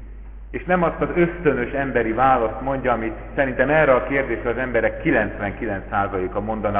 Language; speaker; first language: Hungarian; native; Hungarian